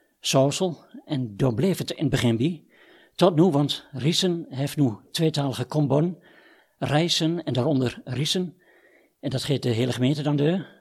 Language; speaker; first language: Dutch; native; Dutch